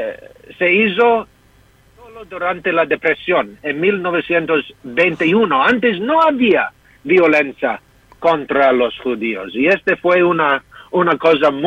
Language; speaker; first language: Spanish; non-native, fluent; English